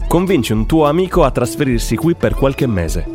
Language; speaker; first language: Italian; native; Italian